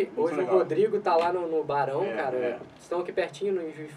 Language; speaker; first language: Portuguese; native; Portuguese